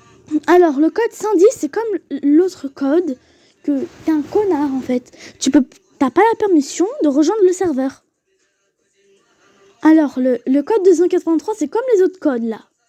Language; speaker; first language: French; native; French